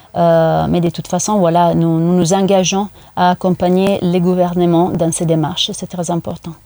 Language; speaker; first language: French; non-native, fluent; Italian